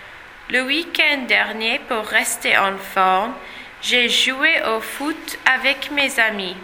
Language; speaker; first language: French; non-native, learner; English